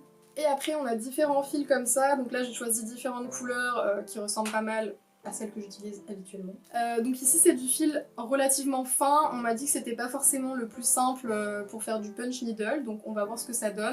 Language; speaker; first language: French; native; French